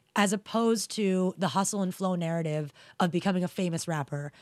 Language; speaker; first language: English; native; English